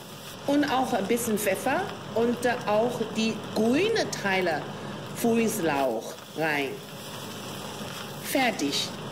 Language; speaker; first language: German; non-native, learner; Chinese